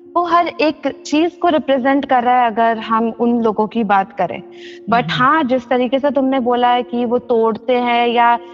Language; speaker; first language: Hindi; non-native, local second language; Assamese